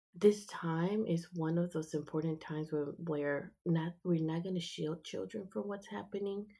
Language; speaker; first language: English; early bilingual, other home language; Spanish